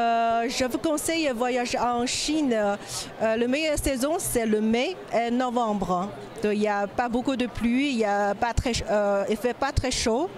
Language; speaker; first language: French; non-native, learner; Chinese